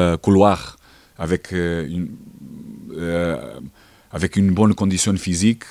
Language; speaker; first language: French; non-native, fluent; Portuguese